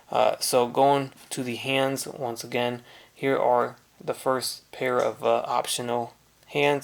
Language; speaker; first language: English; native; English